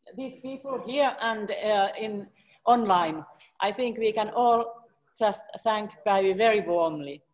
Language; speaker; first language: English; non-native, fluent; Finnish